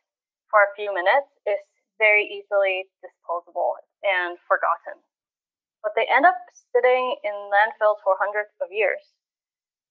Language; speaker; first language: English; non-native, local second language; Cantonese